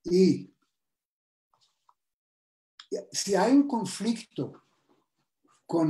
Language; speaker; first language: Spanish; non-native, fluent; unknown